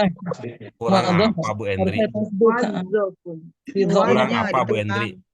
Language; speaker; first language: Indonesian; native; Indonesian